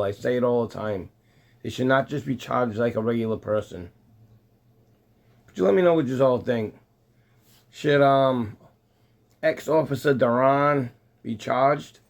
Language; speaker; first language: English; native; English